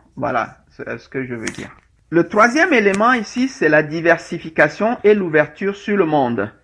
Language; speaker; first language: French; non-native, local second language; Ewe